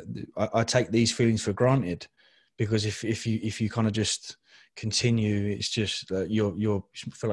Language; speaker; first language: English; native; English